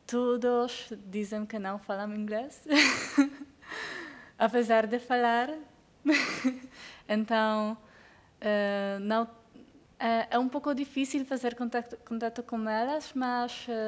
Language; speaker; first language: Portuguese; non-native, learner; Polish